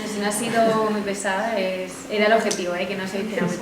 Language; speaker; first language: Spanish; native; Spanish